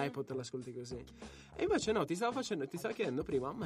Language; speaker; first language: Italian; native; Italian